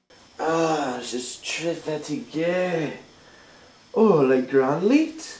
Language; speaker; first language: French; non-native, learner; English